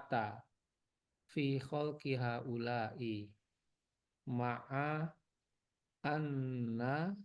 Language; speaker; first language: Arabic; non-native, learner; Indonesian